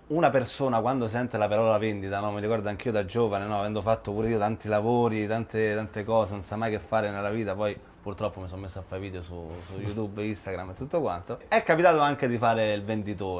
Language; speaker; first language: Italian; native; Italian